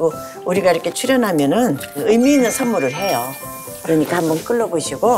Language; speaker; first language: Korean; native; Korean